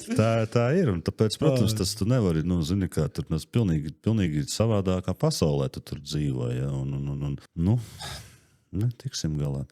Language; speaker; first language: Latvian; native; Latvian